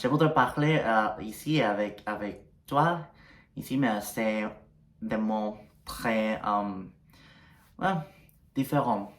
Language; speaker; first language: French; non-native, learner; Spanish